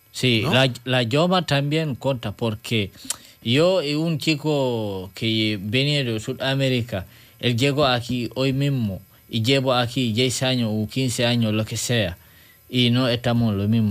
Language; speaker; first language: Spanish; non-native, learner; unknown